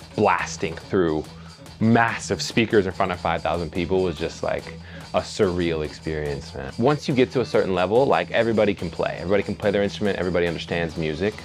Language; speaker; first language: English; native; English